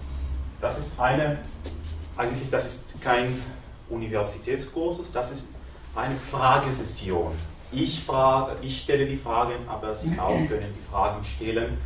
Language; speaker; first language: German; non-native, fluent; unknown